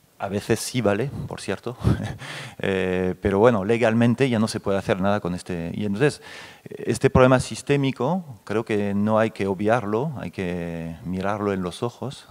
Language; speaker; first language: Spanish; non-native, fluent; French